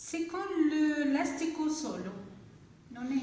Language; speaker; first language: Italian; non-native, learner; Arabic